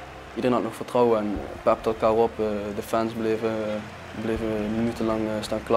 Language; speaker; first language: Dutch; native; Dutch